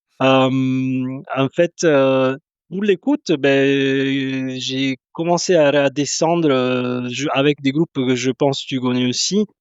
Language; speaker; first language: French; non-native, fluent; Italian